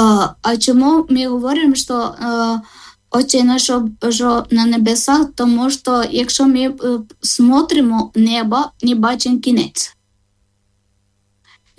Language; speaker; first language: Ukrainian; non-native, learner; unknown